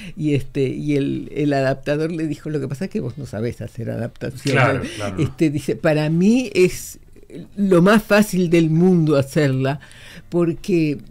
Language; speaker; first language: Spanish; native; Spanish